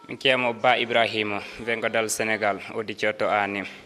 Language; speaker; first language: Italian; non-native, learner; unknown